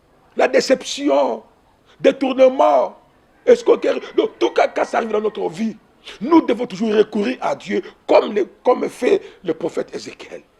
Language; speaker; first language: French; non-native, local second language; Lingala